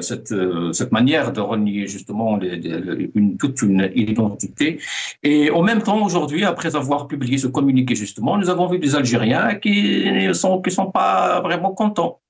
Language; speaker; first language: French; non-native, local second language; Arabic